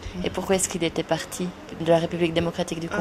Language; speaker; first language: French; native; French